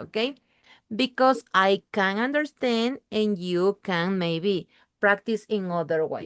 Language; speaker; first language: English; non-native, learner; Spanish